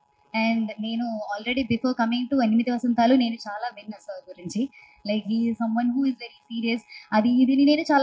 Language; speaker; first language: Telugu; non-native, learner; Malayalam